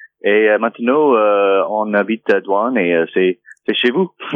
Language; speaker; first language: French; non-native, fluent; English